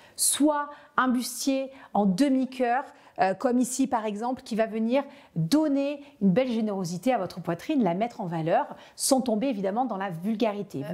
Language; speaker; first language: French; native; French